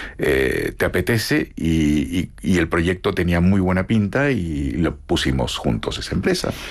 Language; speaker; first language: Spanish; native; Spanish